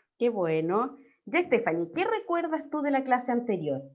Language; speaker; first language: Spanish; native; Spanish